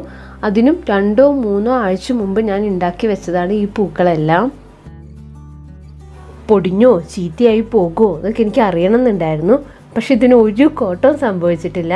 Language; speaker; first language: Malayalam; native; Malayalam